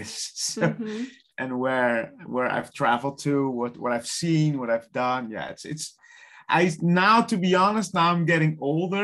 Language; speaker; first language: English; non-native, fluent; Dutch